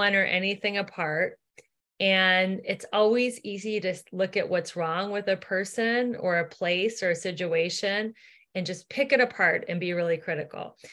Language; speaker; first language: English; native; English